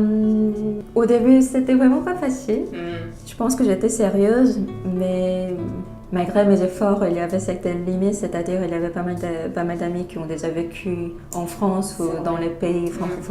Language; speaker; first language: French; non-native, fluent; Korean